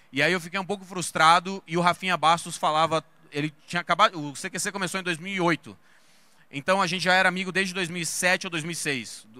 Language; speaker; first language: Portuguese; native; Portuguese